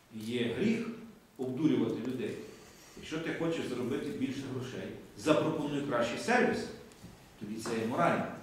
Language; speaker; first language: Ukrainian; native; Ukrainian